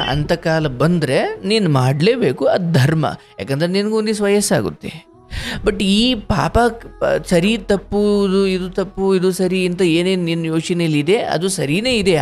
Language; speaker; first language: Kannada; native; Kannada